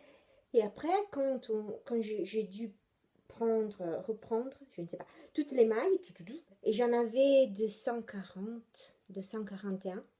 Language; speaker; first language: French; non-native, fluent; Italian